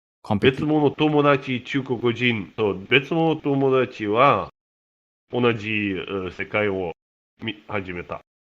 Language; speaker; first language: Japanese; non-native, learner; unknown